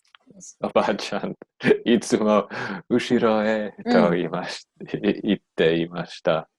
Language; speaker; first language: Japanese; non-native, learner; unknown